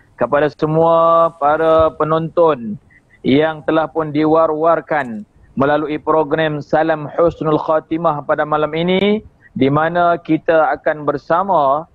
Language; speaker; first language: Malay; native; Malay